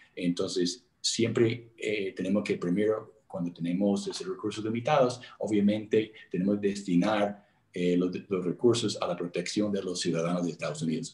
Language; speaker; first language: Spanish; non-native, fluent; English